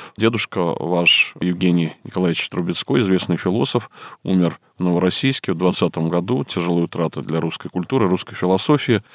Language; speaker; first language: Russian; native; Russian